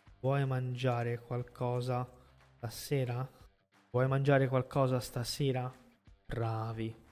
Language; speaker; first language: Italian; non-native, fluent; Portuguese